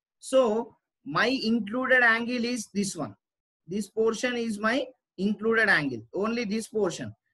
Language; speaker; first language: English; non-native, local second language; Telugu